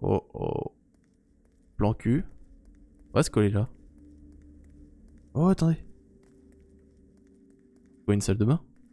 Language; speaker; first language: French; native; French